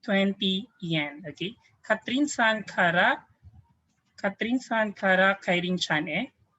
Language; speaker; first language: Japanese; non-native, fluent; Filipino